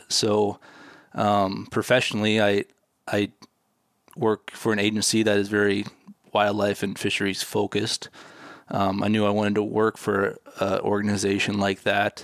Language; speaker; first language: English; native; English